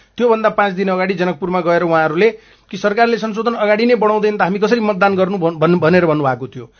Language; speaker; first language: Nepali; non-native, local second language; Maithili